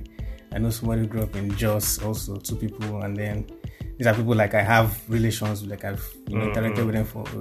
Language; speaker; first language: English; non-native, local second language; Igbo